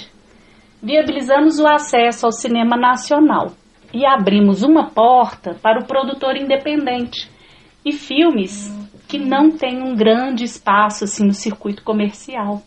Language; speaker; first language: Portuguese; native; Portuguese